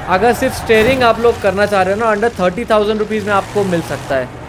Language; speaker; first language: Hindi; native; Hindi